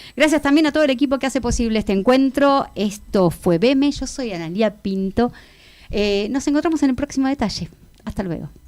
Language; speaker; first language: Spanish; native; Spanish